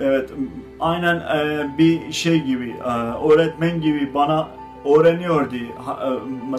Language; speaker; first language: Turkish; non-native, fluent; Azerbaijani